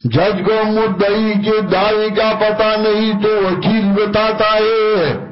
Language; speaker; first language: Urdu; non-native, local second language; Pashto